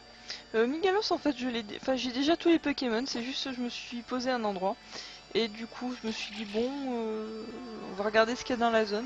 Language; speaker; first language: French; native; French